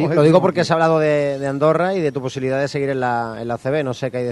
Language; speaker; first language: Spanish; native; Spanish